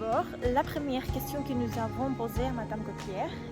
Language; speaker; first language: French; non-native, learner; Greek